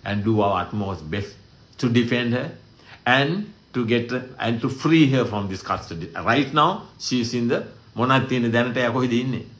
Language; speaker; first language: English; non-native, local second language; Sinhala